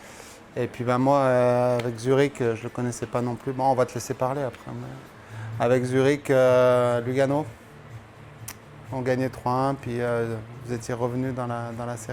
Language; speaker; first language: French; native; French